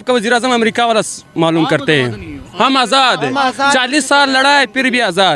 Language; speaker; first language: Hindi; non-native, fluent; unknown